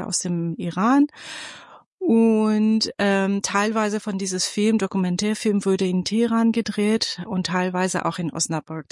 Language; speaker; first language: German; non-native, fluent; Persian